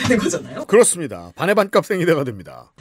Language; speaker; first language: Korean; native; Korean